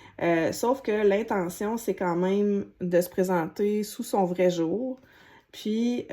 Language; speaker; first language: French; native; French